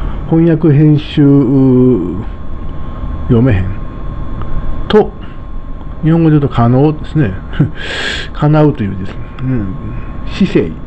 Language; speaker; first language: Japanese; native; Japanese